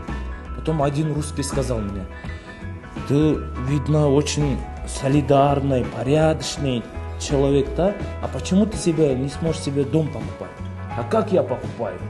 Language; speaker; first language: Russian; non-native, local second language; Kyrgyz